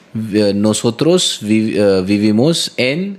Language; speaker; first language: Spanish; non-native, learner; Hindi